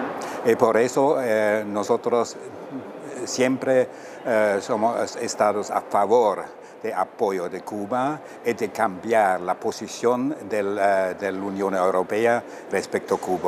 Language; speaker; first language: Spanish; non-native, fluent; German